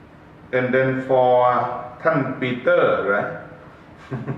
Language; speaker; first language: English; non-native, learner; Thai